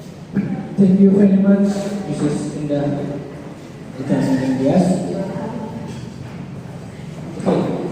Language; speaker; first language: English; non-native, learner; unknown